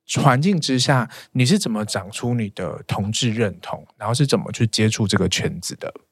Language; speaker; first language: Chinese; native; Chinese